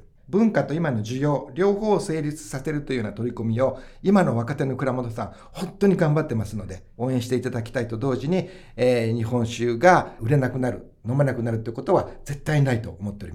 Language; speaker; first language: Japanese; native; Japanese